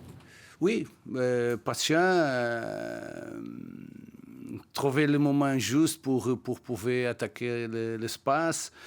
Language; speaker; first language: French; non-native, learner; Portuguese